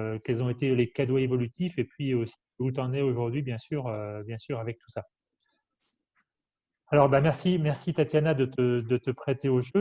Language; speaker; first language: French; native; French